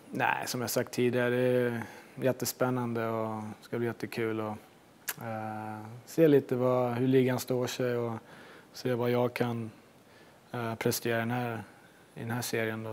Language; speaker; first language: Swedish; native; Swedish